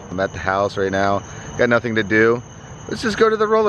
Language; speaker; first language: English; native; English